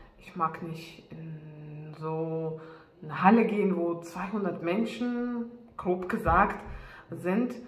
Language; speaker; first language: German; non-native, fluent; Russian